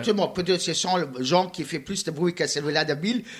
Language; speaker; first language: French; non-native, learner; Luxembourgish